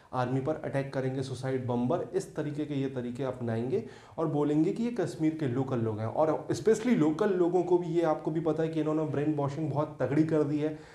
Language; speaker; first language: Hindi; native; Hindi